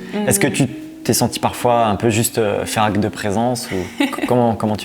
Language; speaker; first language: French; native; French